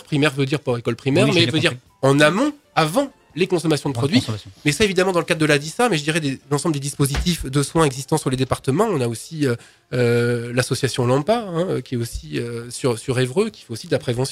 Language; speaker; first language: French; native; French